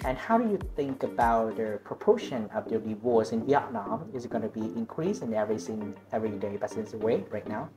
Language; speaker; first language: English; non-native, learner; Vietnamese